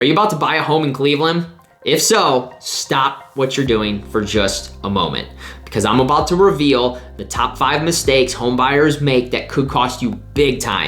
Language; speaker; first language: English; native; English